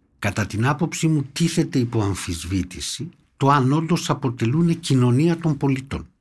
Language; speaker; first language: Greek; native; Greek